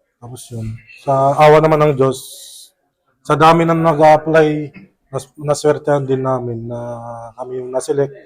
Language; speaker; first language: Filipino; native; Filipino